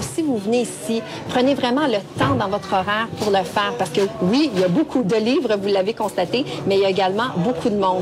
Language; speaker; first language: French; native; French